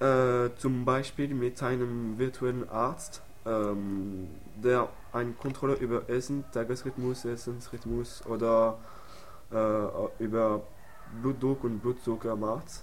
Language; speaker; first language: German; non-native, learner; French